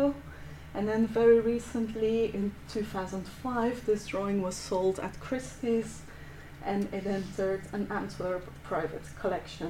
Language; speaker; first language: English; non-native, fluent; Dutch